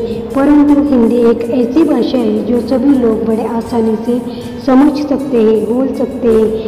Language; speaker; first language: Hindi; non-native, local second language; Marathi